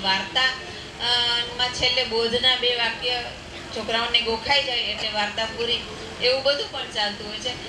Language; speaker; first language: Gujarati; native; Gujarati